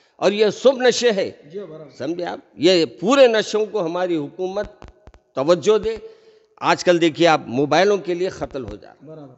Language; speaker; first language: Hindi; non-native, local second language; Urdu